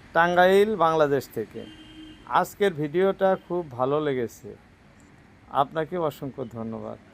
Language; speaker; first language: Bangla; native; Bangla